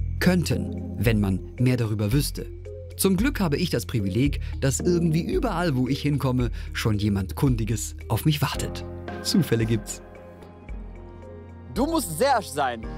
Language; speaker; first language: German; native; German